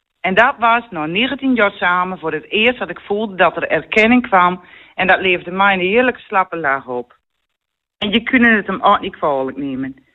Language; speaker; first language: Dutch; native; Dutch